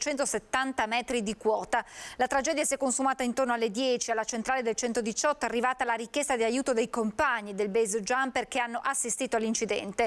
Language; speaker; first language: Italian; native; Italian